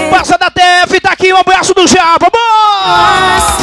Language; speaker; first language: Portuguese; native; Portuguese